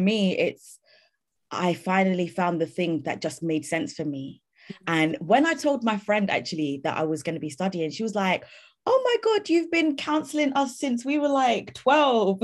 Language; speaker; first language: English; native; English